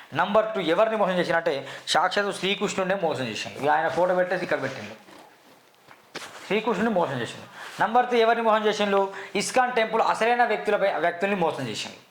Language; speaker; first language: Telugu; native; Telugu